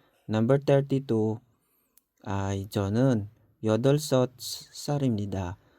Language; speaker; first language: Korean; non-native, learner; Filipino